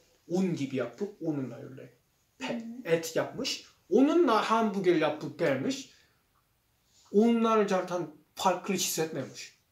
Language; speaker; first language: Turkish; non-native, learner; Korean